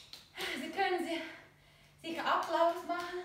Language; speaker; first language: German; non-native, learner; Russian